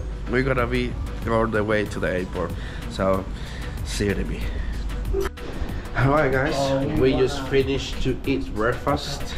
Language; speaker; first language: English; non-native, fluent; Spanish